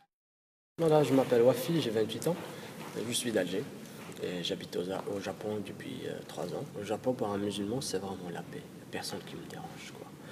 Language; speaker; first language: French; non-native, local second language; Arabic